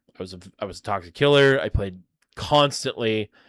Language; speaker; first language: English; native; English